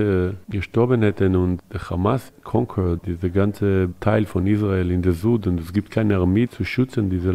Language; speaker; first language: German; non-native, learner; Hebrew